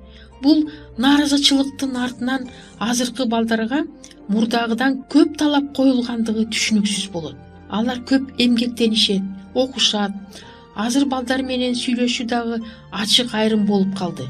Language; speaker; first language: Kyrgyz; native; Kyrgyz